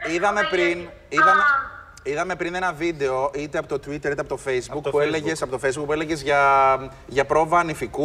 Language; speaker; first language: Greek; native; Greek